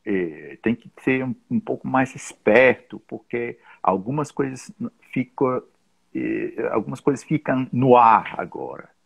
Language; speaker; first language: Portuguese; non-native, fluent; English